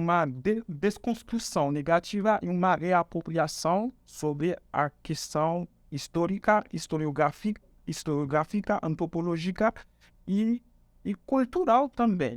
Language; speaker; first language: Portuguese; non-native, fluent; Haitian Creole